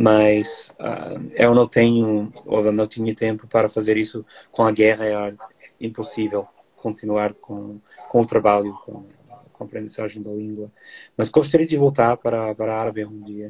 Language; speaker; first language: Portuguese; non-native, fluent; English